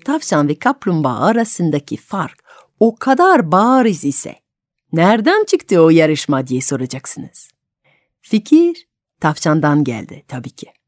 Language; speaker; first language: Turkish; non-native, fluent; French